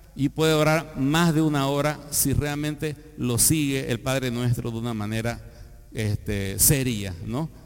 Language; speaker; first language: Spanish; native; Spanish